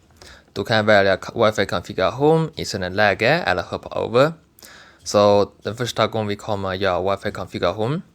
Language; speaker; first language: Swedish; non-native, learner; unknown